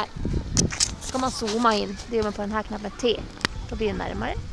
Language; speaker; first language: Swedish; native; Swedish